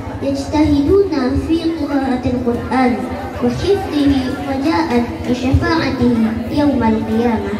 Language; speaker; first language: Arabic; non-native, learner; Indonesian